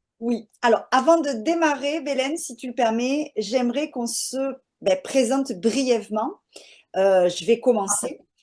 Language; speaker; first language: French; native; French